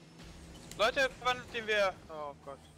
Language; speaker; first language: German; native; German